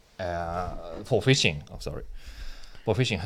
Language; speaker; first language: English; non-native, learner; Japanese